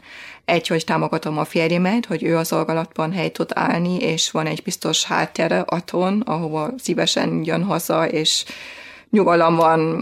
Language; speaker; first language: Hungarian; non-native, fluent; German